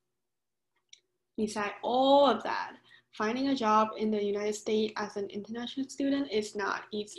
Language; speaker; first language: English; non-native, fluent; Vietnamese